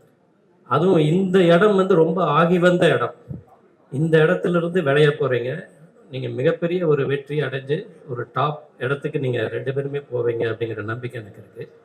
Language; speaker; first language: Tamil; native; Tamil